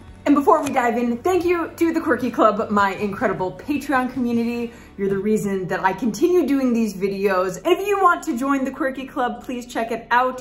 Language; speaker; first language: English; native; English